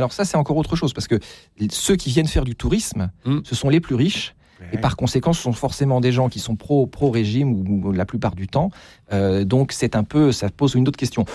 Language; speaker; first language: French; native; French